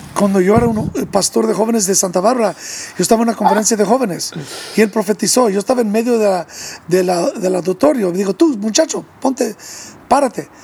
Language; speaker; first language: Spanish; early bilingual, heritage; English